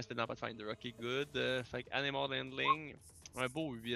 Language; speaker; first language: French; native; French